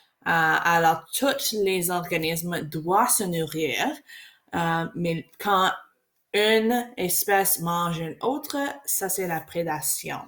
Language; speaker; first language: French; non-native, learner; English